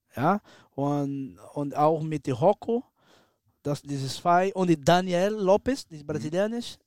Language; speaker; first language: German; non-native, learner; Portuguese